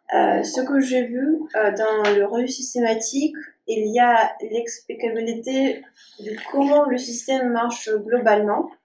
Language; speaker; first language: French; non-native, fluent; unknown